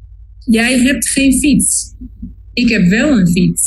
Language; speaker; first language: Dutch; non-native, learner; Spanish